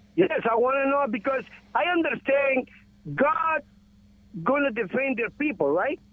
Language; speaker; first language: English; non-native, learner; Spanish